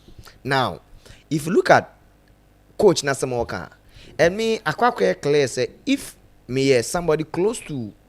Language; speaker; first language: English; non-native, local second language; Akan